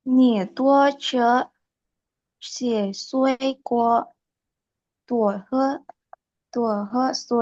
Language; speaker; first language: Chinese; non-native, learner; Indonesian